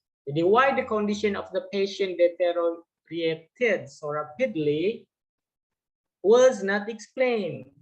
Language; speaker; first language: English; non-native, fluent; Indonesian